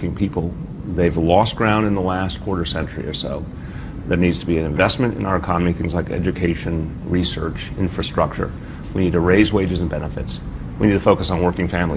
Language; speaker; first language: English; native; English